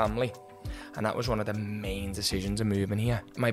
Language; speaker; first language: English; native; English